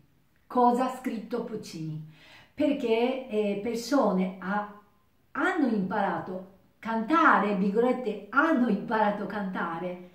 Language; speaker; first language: Italian; non-native, learner; Japanese